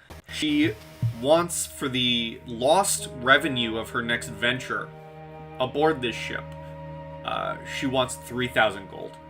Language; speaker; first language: English; native; English